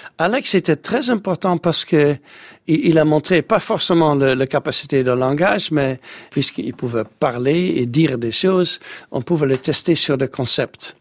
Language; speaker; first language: French; non-native, fluent; Dutch